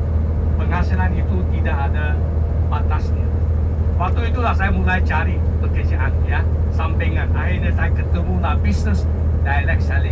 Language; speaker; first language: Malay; non-native, local second language; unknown